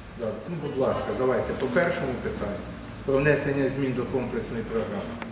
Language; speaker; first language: Ukrainian; native; Ukrainian